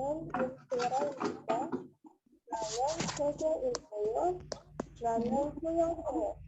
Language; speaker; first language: Korean; non-native, learner; Indonesian